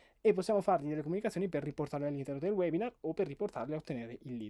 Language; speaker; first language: Italian; native; Italian